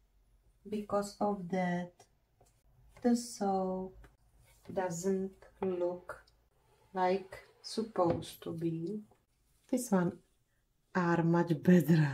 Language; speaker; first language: English; non-native, fluent; Czech